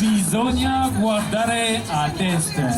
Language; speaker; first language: Italian; non-native, learner; French